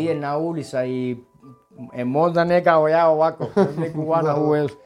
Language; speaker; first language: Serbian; non-native, learner; Spanish